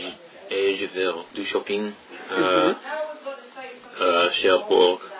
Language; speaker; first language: French; non-native, learner; English